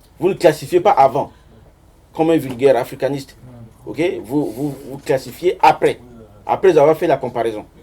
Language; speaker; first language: French; non-native, local second language; Sango